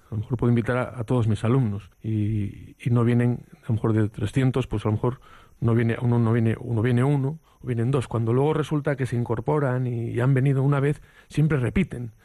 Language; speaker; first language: Spanish; native; Spanish